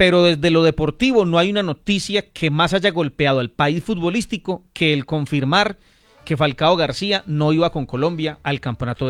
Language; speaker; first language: Spanish; native; Spanish